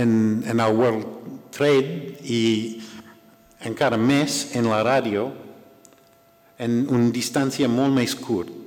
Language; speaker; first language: Catalan; non-native, learner; English